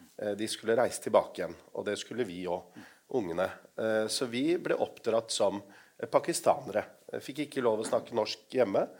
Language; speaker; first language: Norwegian; non-native, local second language; Urdu